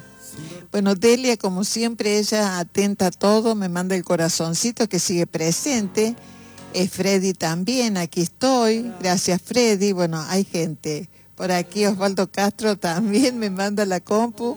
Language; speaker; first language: Spanish; native; Spanish